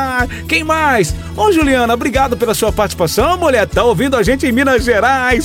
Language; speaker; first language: Portuguese; native; Portuguese